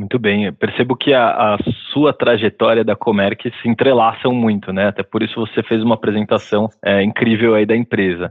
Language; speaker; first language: Portuguese; native; Portuguese